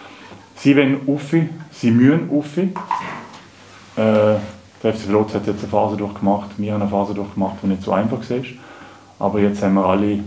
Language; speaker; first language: German; native; German